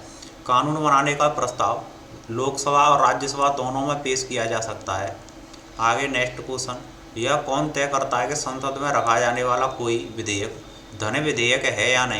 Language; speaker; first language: Hindi; native; Hindi